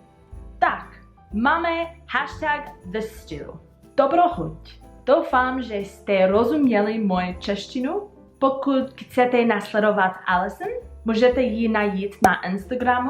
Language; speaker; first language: Czech; non-native, learner; English